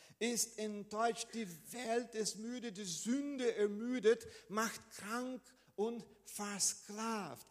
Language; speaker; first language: German; non-native, fluent; Portuguese